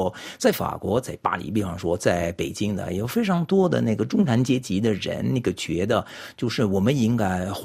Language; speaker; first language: Chinese; non-native, fluent; French